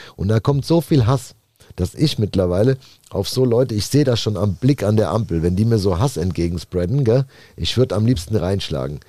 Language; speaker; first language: German; native; German